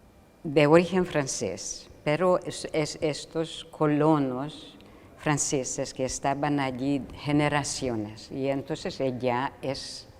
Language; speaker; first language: Spanish; non-native, fluent; Hungarian